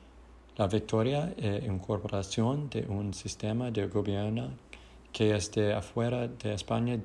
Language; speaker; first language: Spanish; non-native, learner; English